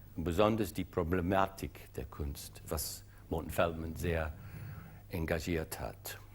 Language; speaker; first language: German; non-native, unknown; English